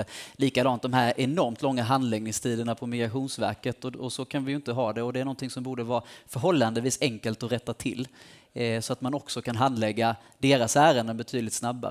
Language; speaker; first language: Swedish; native; Swedish